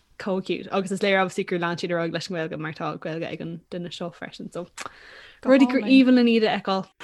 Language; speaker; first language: Irish; non-native, local second language; English